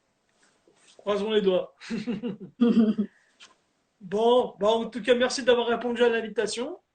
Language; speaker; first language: French; native; French